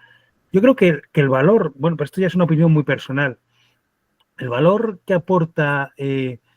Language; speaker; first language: Spanish; native; Spanish